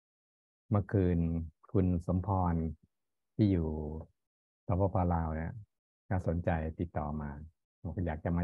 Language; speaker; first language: Thai; native; Thai